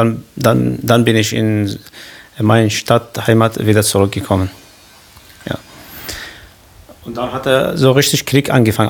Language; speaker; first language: German; non-native, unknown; Kurdish